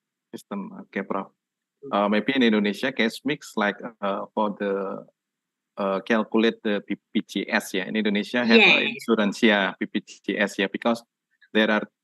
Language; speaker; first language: English; non-native, learner; Indonesian